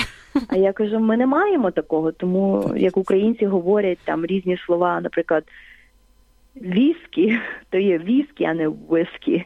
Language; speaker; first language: Ukrainian; native; Ukrainian